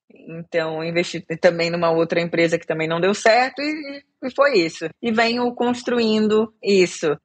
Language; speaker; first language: Portuguese; native; Portuguese